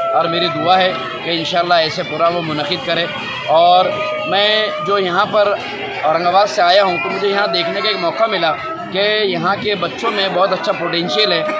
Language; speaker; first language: Urdu; native; Urdu